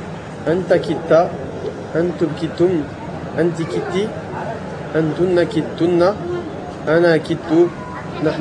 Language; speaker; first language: Arabic; non-native, learner; French